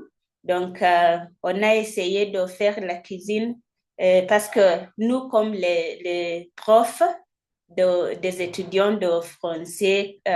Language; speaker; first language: French; non-native, fluent; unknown